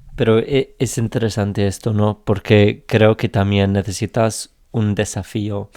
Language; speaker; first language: Spanish; non-native, fluent; English